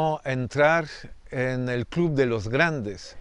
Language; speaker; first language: Spanish; non-native, fluent; French